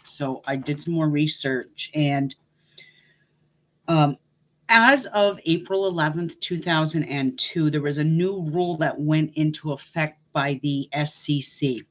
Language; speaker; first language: English; native; English